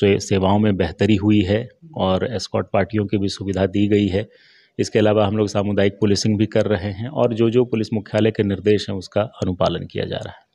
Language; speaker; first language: Hindi; native; Hindi